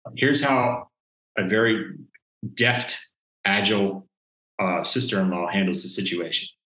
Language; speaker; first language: English; native; English